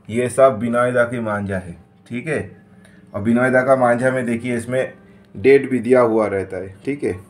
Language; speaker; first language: Hindi; non-native, local second language; Bangla